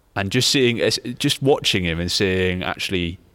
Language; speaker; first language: English; native; English